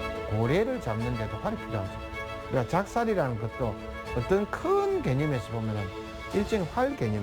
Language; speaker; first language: Korean; native; Korean